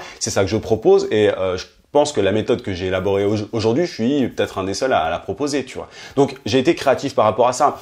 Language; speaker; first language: French; native; French